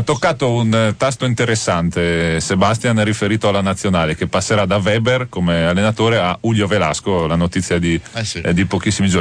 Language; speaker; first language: Italian; native; Italian